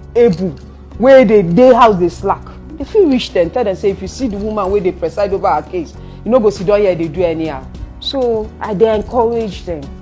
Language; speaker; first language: Nigerian Pidgin; non-native, local second language; Igbo